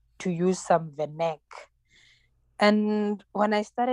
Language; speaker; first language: English; non-native, local second language; Tsonga